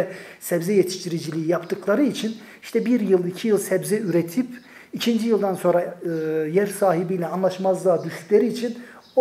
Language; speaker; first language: Turkish; native; Turkish